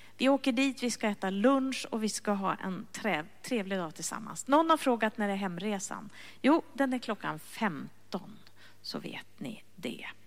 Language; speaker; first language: Swedish; native; Swedish